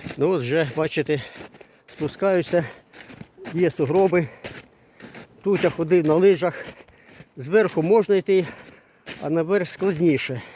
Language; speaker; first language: Ukrainian; non-native, local second language; Russian